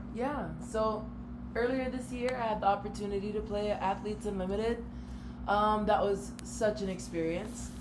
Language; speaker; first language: English; native; English